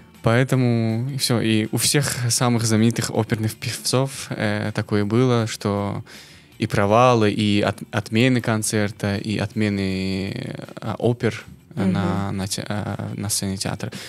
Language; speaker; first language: Russian; non-native, local second language; Persian